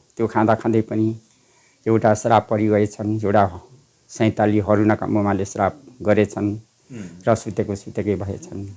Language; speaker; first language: Nepali; non-native, local second language; Limburgish